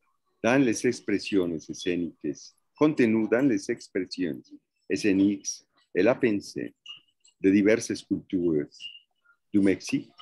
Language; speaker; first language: French; non-native, fluent; Spanish